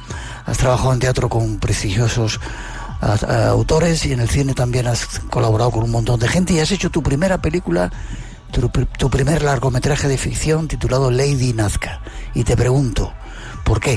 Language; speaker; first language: Spanish; native; Spanish